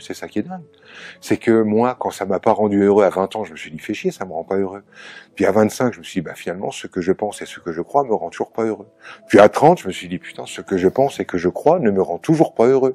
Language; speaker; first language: French; native; French